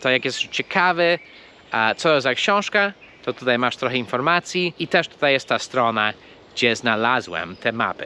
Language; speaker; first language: Polish; non-native, fluent; English